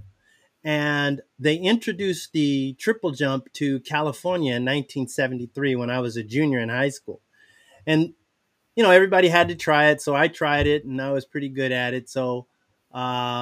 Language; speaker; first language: English; native; English